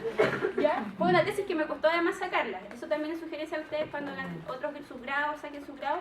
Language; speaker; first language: Spanish; native; Spanish